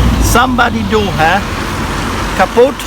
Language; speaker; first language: English; non-native, learner; Dutch